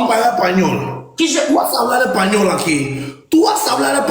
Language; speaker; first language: Spanish; native; Spanish